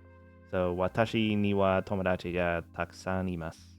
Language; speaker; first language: Japanese; non-native, learner; English